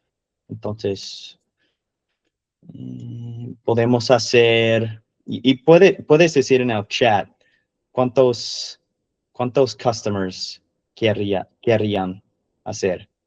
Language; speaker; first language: Spanish; non-native, learner; English